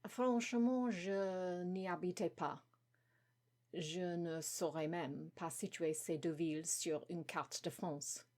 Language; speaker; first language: French; non-native, learner; English